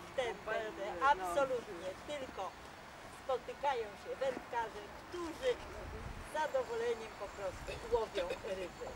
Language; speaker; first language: Polish; native; Polish